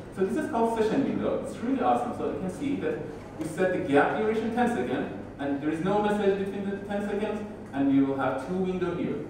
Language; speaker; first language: English; non-native, fluent; Persian